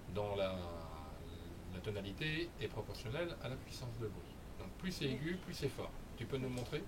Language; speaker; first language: French; native; French